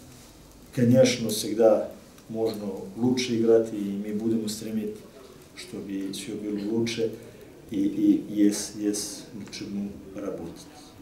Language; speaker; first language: Russian; non-native, learner; Serbian